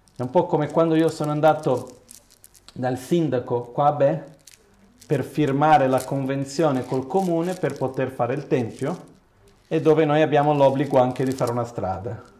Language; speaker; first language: Italian; non-native, fluent; Portuguese